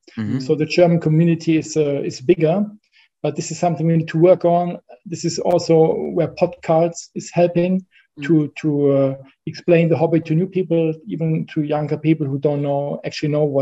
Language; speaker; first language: English; non-native, fluent; German